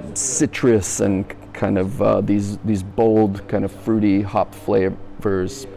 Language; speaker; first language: English; native; English